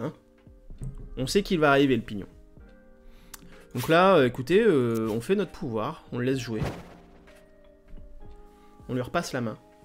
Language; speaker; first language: French; native; French